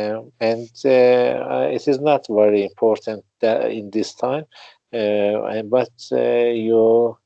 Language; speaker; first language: English; non-native, learner; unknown